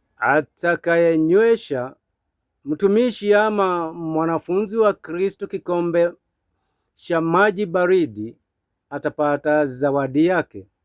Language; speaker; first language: Swahili; non-native, local second language; Kikuyu